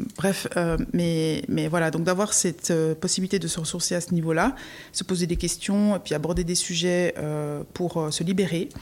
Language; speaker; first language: French; native; French